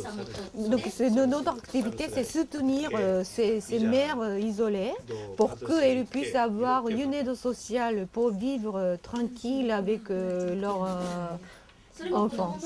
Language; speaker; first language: French; non-native, fluent; Japanese